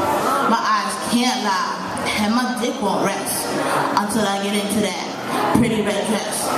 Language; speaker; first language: English; native; English